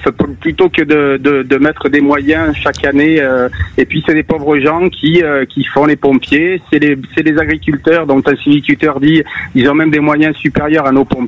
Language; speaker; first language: French; native; French